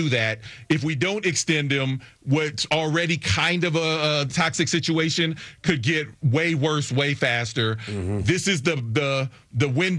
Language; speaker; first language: English; native; English